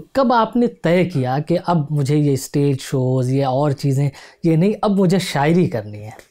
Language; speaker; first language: Hindi; native; Hindi